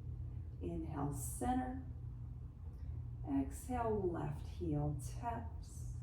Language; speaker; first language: English; native; English